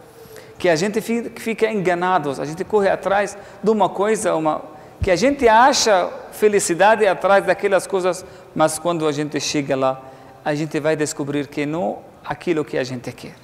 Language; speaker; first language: Portuguese; non-native, learner; Arabic